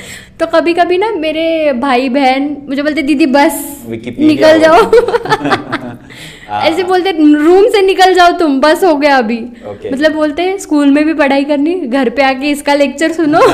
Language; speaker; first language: Hindi; non-native, local second language; Marathi